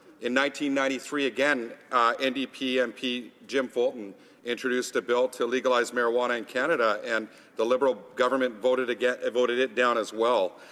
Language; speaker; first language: English; native; English